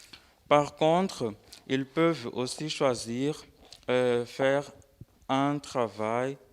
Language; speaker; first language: French; non-native, fluent; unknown